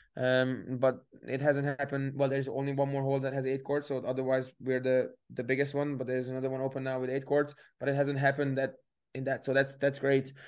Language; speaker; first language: English; native; English